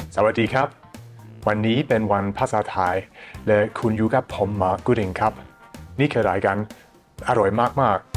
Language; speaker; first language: Thai; non-native, fluent; English